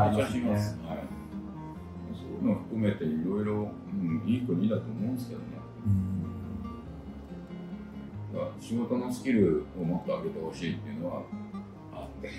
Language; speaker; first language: Japanese; native; Japanese